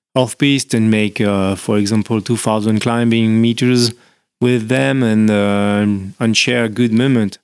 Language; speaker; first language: English; non-native, learner; French